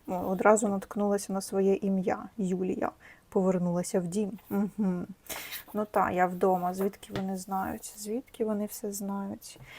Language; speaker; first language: Ukrainian; native; Ukrainian